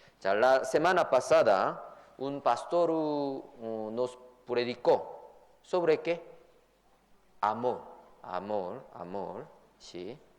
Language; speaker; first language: Spanish; non-native, fluent; Korean